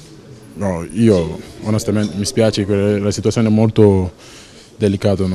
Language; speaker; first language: Italian; non-native, fluent; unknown